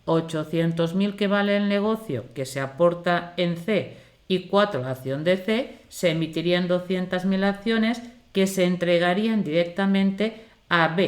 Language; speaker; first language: Spanish; native; Spanish